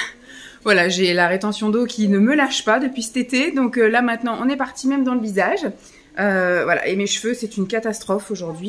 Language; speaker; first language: French; native; French